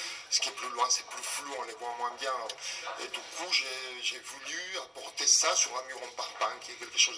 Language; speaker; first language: French; non-native, fluent; Spanish